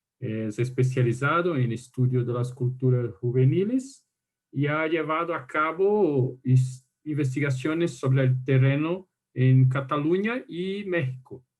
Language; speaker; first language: Spanish; non-native, fluent; Portuguese